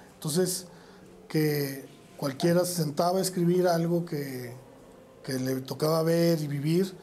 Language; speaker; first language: Spanish; native; Spanish